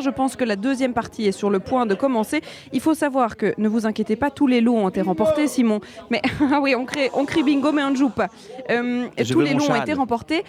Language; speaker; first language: French; native; French